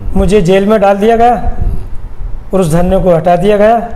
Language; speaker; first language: Hindi; native; Hindi